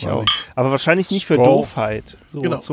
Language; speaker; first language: German; native; German